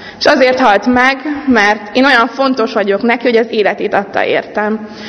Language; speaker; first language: Hungarian; native; Hungarian